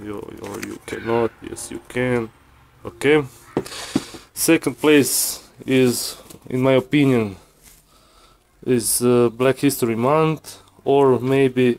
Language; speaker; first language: English; non-native, learner; Croatian